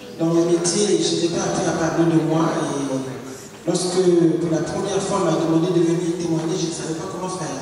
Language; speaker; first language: French; non-native, local second language; Lingala